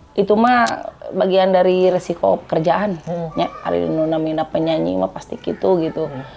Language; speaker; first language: Indonesian; non-native, local second language; Sundanese